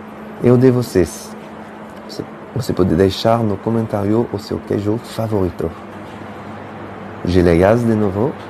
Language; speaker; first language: Portuguese; non-native, fluent; French